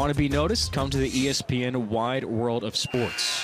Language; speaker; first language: English; native; English